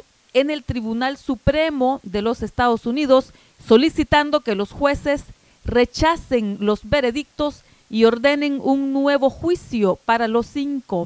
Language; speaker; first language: Spanish; native; Spanish